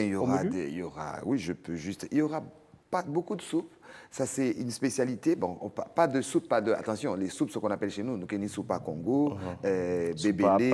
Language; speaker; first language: French; native; French